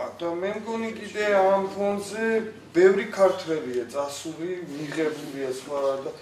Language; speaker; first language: Georgian; non-native, local second language; Armenian